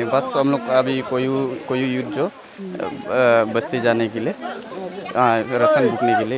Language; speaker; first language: Hindi; non-native, local second language; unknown